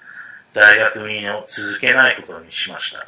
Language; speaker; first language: Japanese; non-native, fluent; English